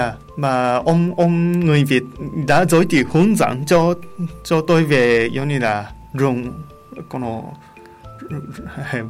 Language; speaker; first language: Vietnamese; non-native, learner; Japanese